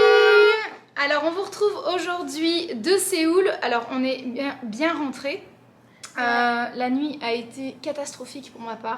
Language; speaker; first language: French; native; French